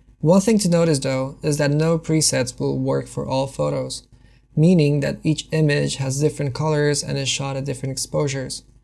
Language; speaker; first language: English; non-native, fluent; Hungarian